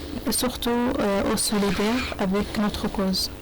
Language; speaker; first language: French; non-native, learner; Arabic